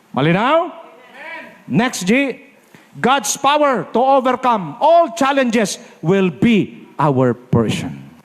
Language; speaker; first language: English; non-native, local second language; Filipino